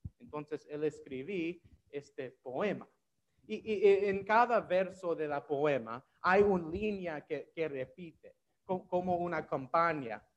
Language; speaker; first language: Spanish; non-native, learner; English